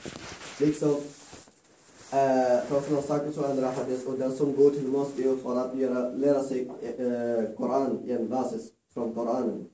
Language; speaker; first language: Swedish; non-native, fluent; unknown